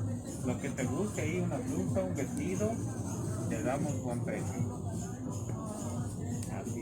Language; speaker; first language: Spanish; native; Spanish